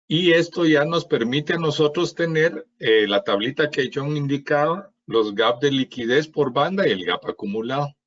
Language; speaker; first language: Spanish; native; Spanish